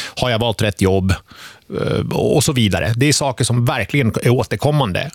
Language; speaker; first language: Swedish; early bilingual, other home language; Finnish